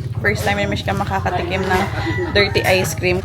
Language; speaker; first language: Filipino; non-native, local second language; Hiligaynon